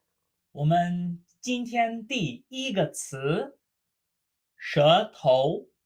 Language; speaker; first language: Chinese; non-native, fluent; English